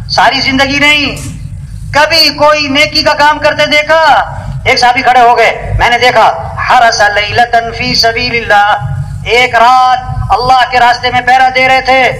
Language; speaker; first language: Urdu; non-native, local second language; Pashto